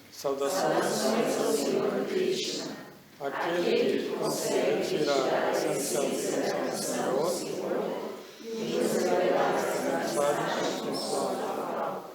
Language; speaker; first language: Portuguese; non-native, learner; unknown